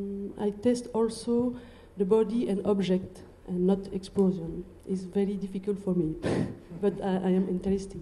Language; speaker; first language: English; non-native, learner; French